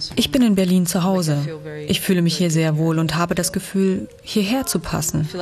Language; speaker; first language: German; non-native, fluent; English